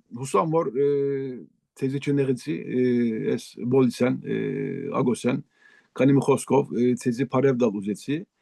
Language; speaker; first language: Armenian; native; Armenian